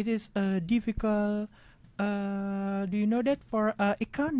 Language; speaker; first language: English; non-native, learner; Indonesian